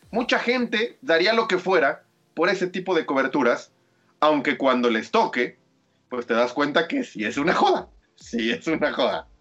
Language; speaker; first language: Spanish; native; Spanish